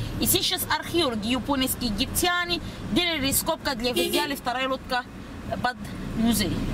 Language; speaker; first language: Russian; non-native, learner; Arabic